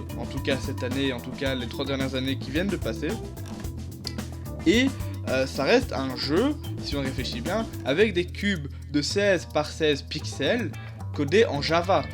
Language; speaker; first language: French; native; French